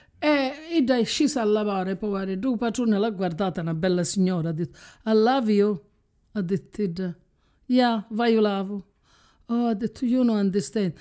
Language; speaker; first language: Italian; native; Italian